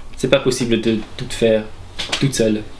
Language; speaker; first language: French; non-native, local second language; German